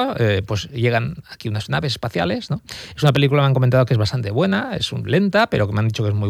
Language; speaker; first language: Spanish; native; Spanish